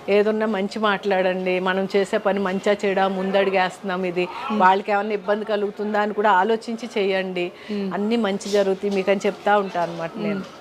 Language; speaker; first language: Telugu; native; Telugu